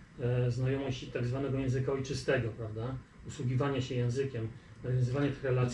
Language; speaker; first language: Polish; non-native, fluent; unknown